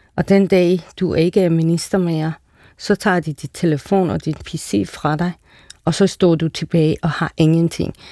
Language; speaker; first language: Danish; non-native, fluent; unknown